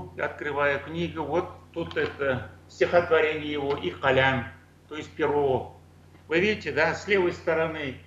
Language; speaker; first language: Russian; non-native, local second language; Tatar